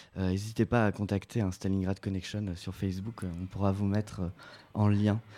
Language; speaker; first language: French; native; French